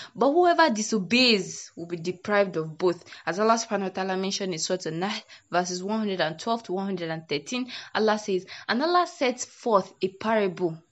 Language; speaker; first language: English; non-native, local second language; Yoruba